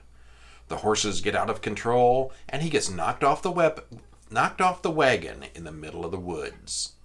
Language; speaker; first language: English; native; English